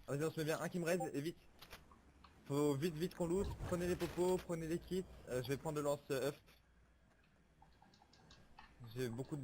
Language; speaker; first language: French; native; French